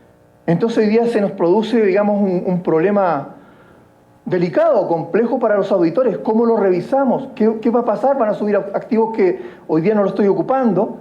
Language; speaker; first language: Spanish; native; Spanish